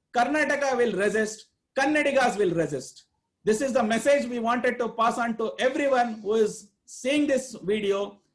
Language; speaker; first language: English; non-native, local second language; Kannada